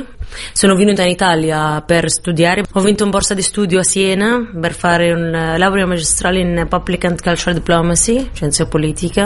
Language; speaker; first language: Italian; non-native, fluent; Arabic